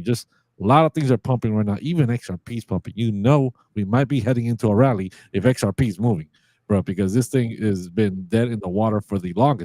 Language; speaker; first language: English; native; English